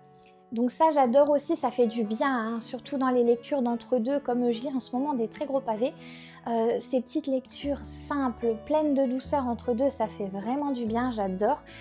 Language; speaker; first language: French; native; French